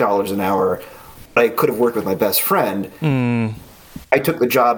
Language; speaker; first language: English; native; English